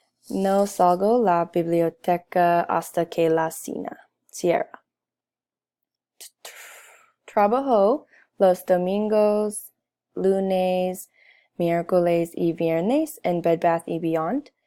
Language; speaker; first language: Spanish; non-native, learner; English